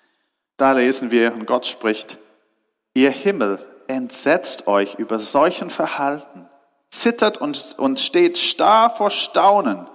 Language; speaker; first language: German; non-native, fluent; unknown